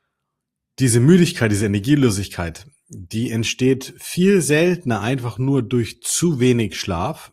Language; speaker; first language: German; native; German